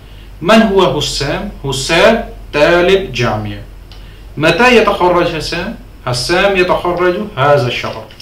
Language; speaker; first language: Arabic; non-native, fluent; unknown